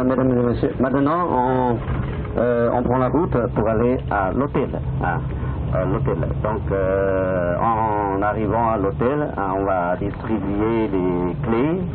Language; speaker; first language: French; non-native, fluent; Chinese